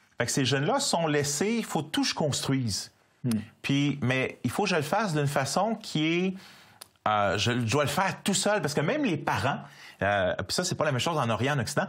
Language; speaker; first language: French; native; French